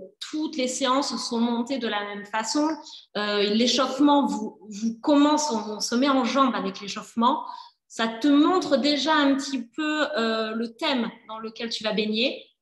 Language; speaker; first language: French; native; French